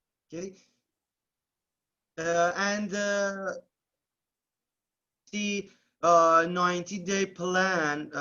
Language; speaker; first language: English; non-native, learner; Persian